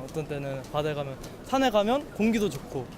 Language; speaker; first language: Korean; early bilingual, heritage; Korean